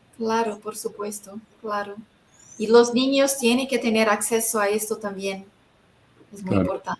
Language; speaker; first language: Spanish; non-native, fluent; Portuguese